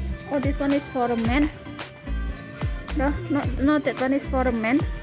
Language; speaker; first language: English; non-native, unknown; Indonesian